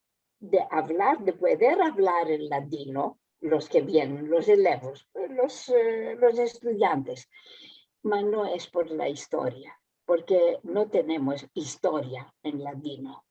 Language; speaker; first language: Spanish; early bilingual, heritage; Ladino